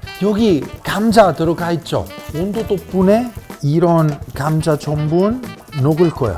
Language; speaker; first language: Korean; non-native, fluent; Italian